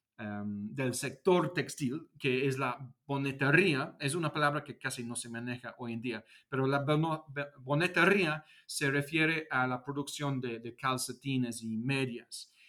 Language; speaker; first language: Spanish; non-native, fluent; English